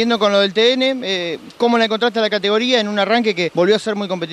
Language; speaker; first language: Spanish; native; Spanish